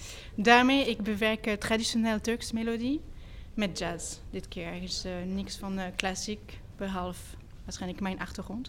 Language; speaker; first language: Dutch; non-native, fluent; French